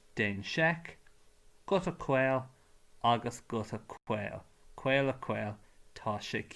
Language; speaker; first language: Irish; non-native, local second language; English